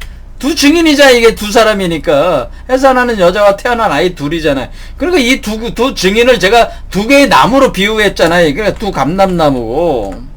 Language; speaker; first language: Korean; native; Korean